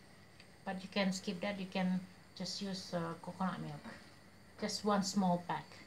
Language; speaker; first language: English; non-native, learner; Indonesian